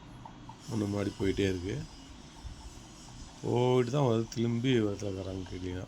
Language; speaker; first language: Tamil; native; Tamil